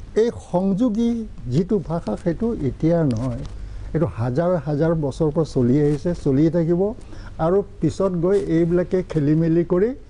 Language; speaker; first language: Assamese; non-native, local second language; Karbi